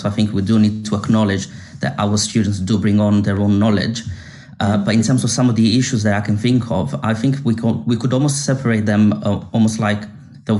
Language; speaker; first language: English; non-native, fluent; Italian